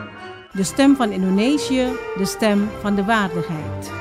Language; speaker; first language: Dutch; non-native, fluent; Indonesian